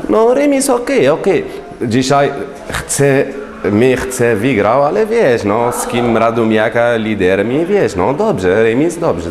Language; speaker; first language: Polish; non-native, learner; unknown